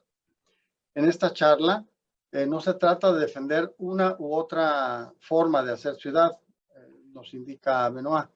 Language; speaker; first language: Spanish; native; Spanish